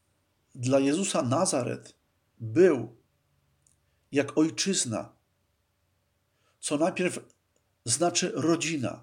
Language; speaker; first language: Polish; native; Polish